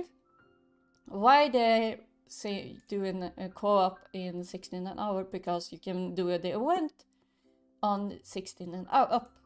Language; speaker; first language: English; non-native, learner; Swedish